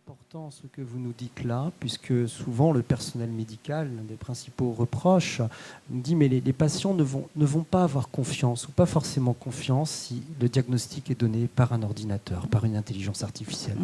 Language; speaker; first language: French; native; French